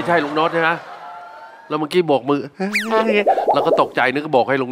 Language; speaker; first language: Thai; native; Thai